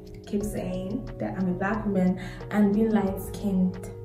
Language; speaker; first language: English; non-native, local second language; Yoruba